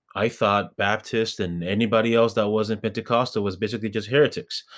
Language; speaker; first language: English; early bilingual, other home language; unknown